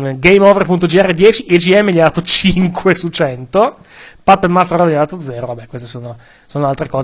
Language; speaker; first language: Italian; native; Italian